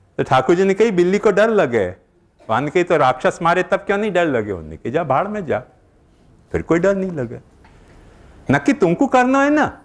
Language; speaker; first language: Hindi; native; Hindi